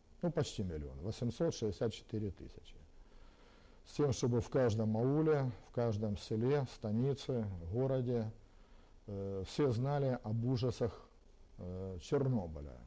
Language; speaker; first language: Russian; native; Russian